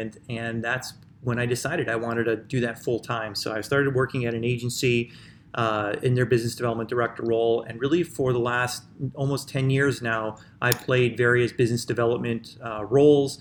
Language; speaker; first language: English; native; English